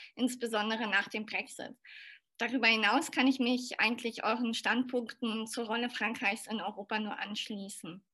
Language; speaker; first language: German; early bilingual, other home language; French